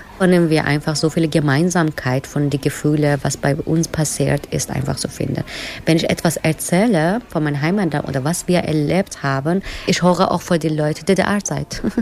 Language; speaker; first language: German; non-native, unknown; Persian